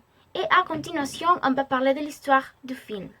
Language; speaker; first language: French; non-native, learner; Spanish